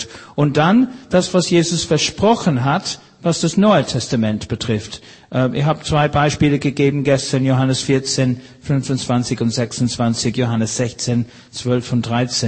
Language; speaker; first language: German; non-native, fluent; English